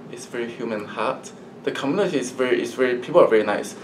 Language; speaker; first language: English; early bilingual, other home language; Chinese